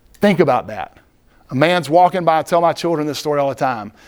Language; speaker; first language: English; native; English